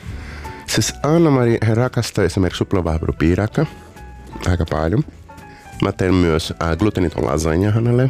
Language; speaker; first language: Finnish; non-native, fluent; Portuguese